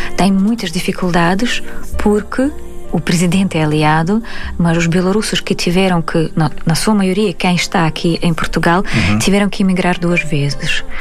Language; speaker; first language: Portuguese; non-native, fluent; Russian